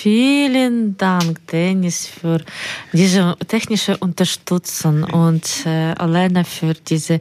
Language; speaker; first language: German; non-native, learner; Ukrainian